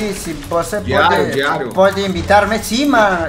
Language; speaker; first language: Portuguese; non-native, learner; Spanish